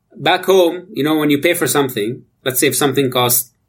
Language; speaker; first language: English; non-native, fluent; Arabic